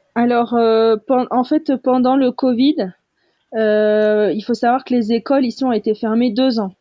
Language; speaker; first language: French; native; French